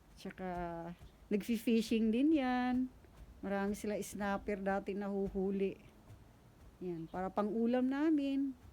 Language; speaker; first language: Filipino; native; Filipino